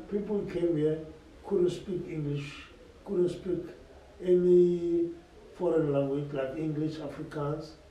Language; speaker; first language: English; non-native, local second language; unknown